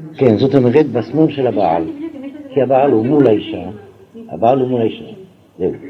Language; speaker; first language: Hebrew; non-native, fluent; French